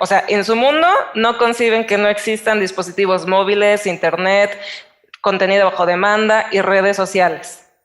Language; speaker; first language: Spanish; native; Spanish